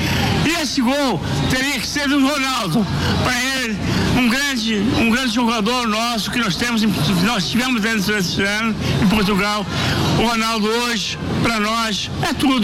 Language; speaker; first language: Portuguese; native; Portuguese